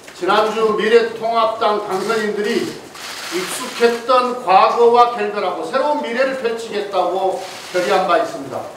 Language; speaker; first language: Korean; native; Korean